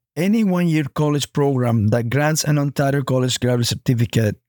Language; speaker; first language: English; non-native, fluent; Spanish